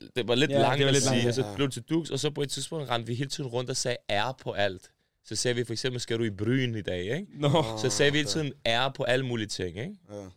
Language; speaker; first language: Danish; early bilingual, other home language; Serbian